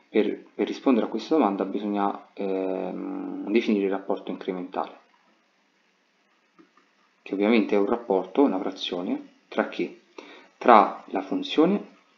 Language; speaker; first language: Italian; native; Italian